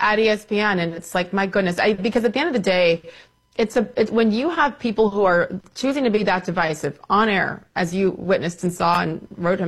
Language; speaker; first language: English; native; English